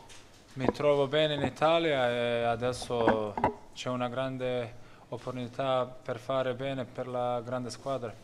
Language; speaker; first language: Italian; non-native, learner; Bosnian